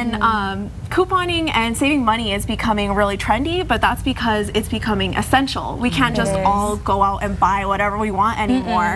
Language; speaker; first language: English; native; English